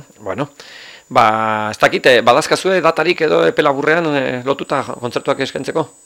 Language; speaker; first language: Basque; native; Basque